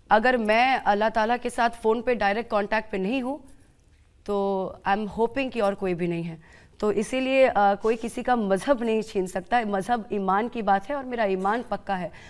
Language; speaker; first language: Hindi; non-native, local second language; Bangla